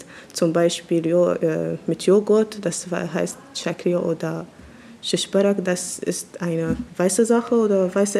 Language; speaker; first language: German; non-native, learner; Arabic